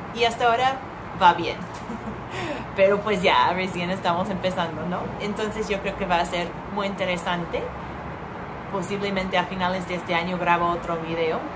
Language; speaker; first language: Spanish; non-native, fluent; English